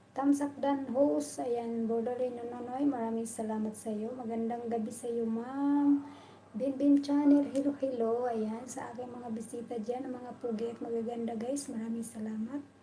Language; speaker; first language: Filipino; non-native, local second language; Bikol